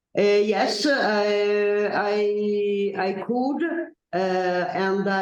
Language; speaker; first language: English; non-native, learner; Italian